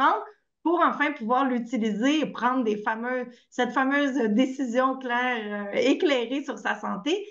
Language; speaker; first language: French; native; French